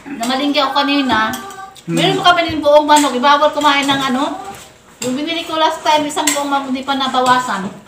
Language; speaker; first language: Filipino; non-native, local second language; Surigaonon